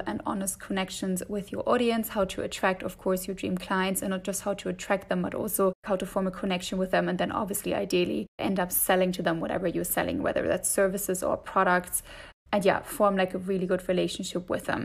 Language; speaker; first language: English; non-native, fluent; German